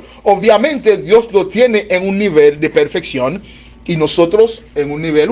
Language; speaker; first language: Spanish; native; Spanish